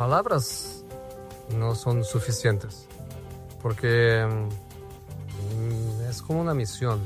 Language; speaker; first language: Spanish; non-native, fluent; Portuguese